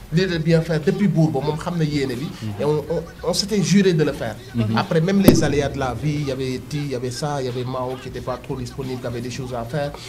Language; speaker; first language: French; non-native, local second language; Wolof